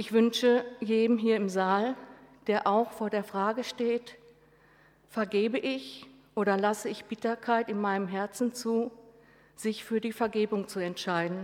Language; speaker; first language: German; native; German